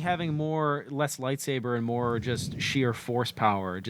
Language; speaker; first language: English; native; English